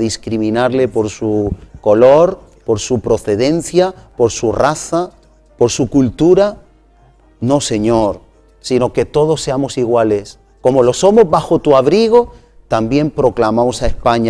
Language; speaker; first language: Spanish; native; Spanish